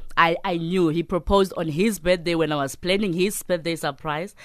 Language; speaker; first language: English; non-native, local second language; Southern Sotho